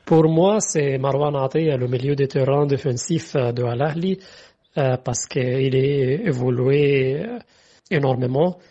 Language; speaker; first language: French; non-native, fluent; Arabic